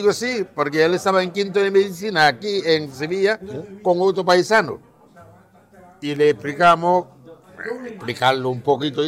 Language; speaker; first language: Spanish; non-native, fluent; Haitian Creole